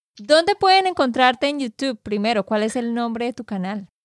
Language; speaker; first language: Spanish; native; Spanish